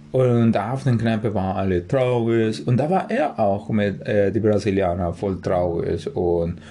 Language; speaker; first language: German; non-native, fluent; Spanish